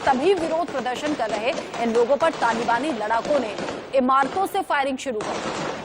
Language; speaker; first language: Hindi; native; Hindi